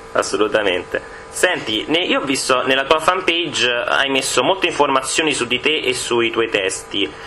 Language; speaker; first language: Italian; native; Italian